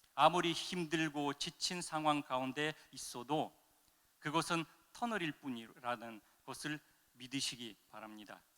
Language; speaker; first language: Korean; non-native, fluent; Russian